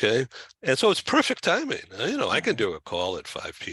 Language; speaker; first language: English; native; English